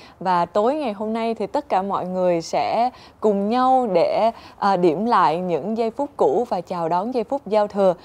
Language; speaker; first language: Vietnamese; native; Vietnamese